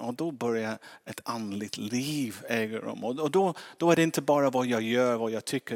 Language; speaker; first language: Swedish; non-native, fluent; English